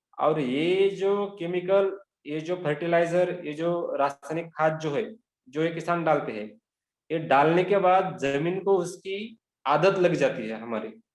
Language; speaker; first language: Hindi; non-native, local second language; Marathi